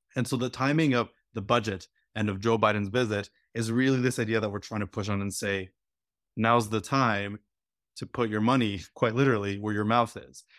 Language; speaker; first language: English; native; English